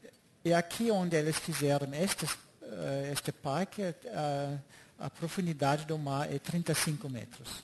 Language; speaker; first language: Portuguese; non-native, fluent; German